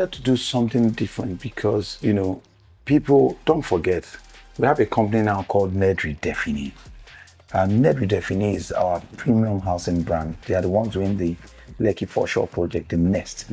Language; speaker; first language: English; non-native, local second language; Igbo